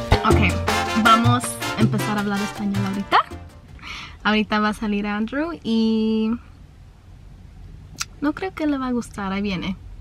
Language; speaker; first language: Spanish; early bilingual, heritage; Spanish